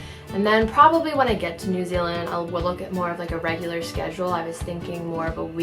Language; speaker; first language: English; native; English